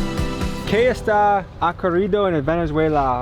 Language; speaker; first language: Spanish; non-native, learner; English